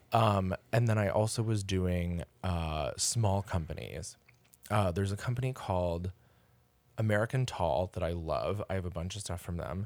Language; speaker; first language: English; native; English